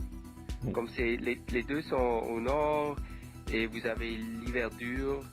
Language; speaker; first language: French; non-native, learner; Swedish